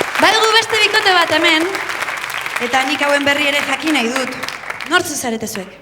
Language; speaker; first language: Basque; native; Basque